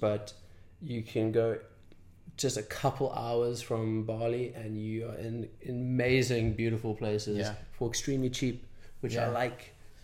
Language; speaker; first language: English; native; English